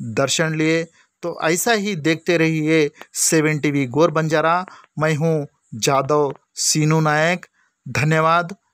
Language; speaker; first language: Hindi; non-native, local second language; Lambadi